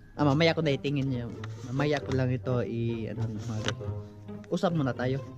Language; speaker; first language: Filipino; native; Filipino